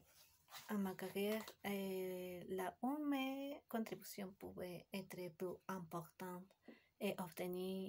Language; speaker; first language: French; non-native, learner; Spanish